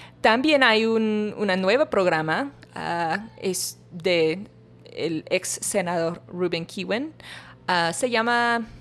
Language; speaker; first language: Spanish; non-native, learner; English